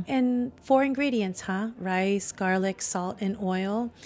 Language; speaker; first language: English; native; English